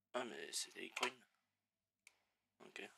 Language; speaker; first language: French; native; French